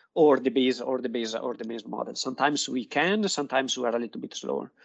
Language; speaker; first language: English; non-native, fluent; Italian